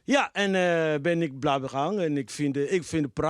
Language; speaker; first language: Dutch; non-native, fluent; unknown